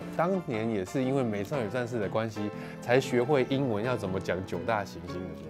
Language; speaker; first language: Chinese; native; Chinese